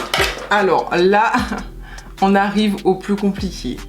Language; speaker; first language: French; native; French